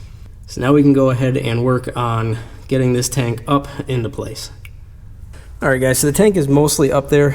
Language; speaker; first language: English; native; English